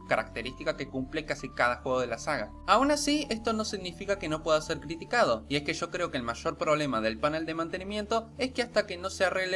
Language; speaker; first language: Spanish; native; Spanish